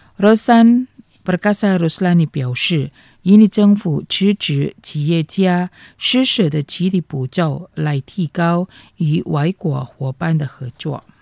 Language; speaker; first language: Chinese; non-native, fluent; Indonesian